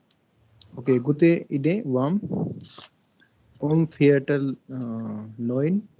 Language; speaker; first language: German; non-native, learner; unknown